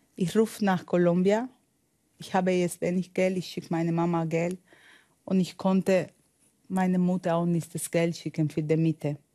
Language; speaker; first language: German; non-native, learner; Spanish